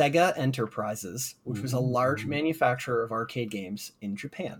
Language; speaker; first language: English; native; English